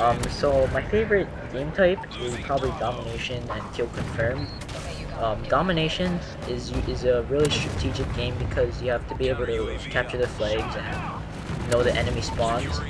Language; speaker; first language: English; native; English